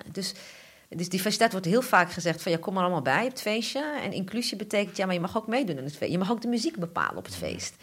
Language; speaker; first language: Dutch; early bilingual, other home language; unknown